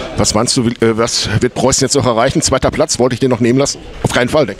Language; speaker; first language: German; native; German